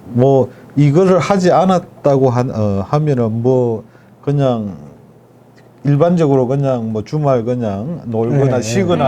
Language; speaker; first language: Korean; native; Korean